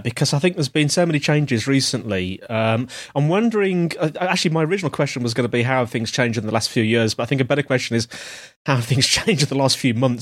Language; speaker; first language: English; native; English